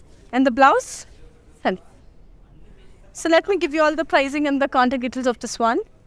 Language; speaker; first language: English; non-native, local second language; Telugu